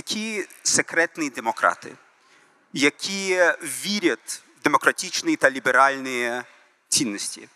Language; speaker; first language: Ukrainian; early bilingual, heritage; Ukrainian